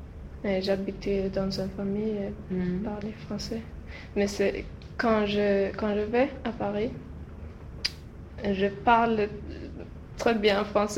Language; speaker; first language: French; non-native, learner; Swedish